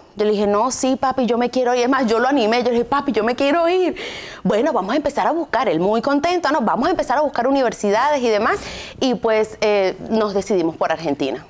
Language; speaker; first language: Spanish; native; Spanish